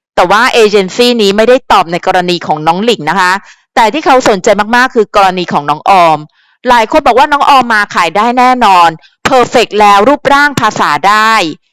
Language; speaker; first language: Thai; native; Thai